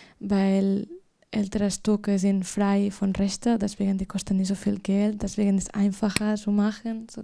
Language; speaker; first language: German; non-native, fluent; Spanish